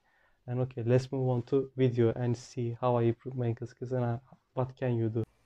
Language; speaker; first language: English; non-native, learner; Turkish